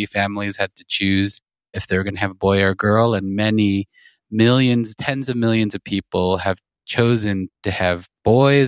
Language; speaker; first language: English; native; English